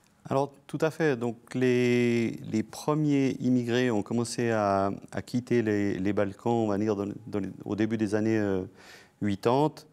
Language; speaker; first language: French; early bilingual, other home language; Albanian